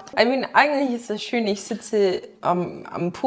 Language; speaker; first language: German; non-native, fluent; English